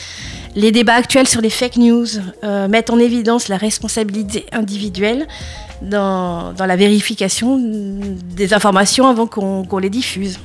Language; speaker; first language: French; native; French